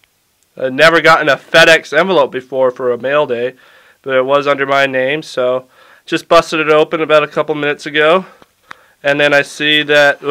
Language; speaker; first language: English; native; English